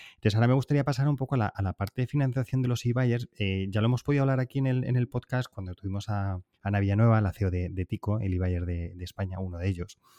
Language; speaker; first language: Spanish; native; Spanish